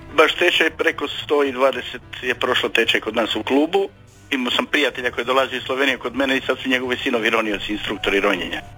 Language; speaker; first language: Croatian; native; Croatian